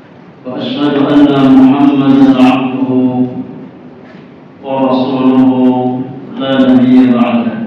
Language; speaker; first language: Arabic; non-native, fluent; Indonesian